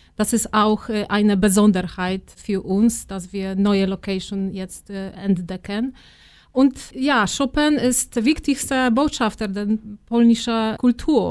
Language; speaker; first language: German; non-native, fluent; Polish